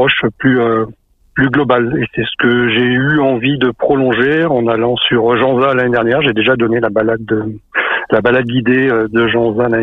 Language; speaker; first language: French; native; French